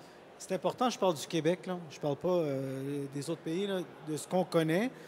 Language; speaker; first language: French; native; French